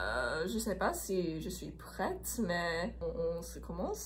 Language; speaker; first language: French; non-native, learner; English